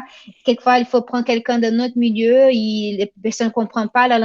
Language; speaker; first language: French; non-native, fluent; Portuguese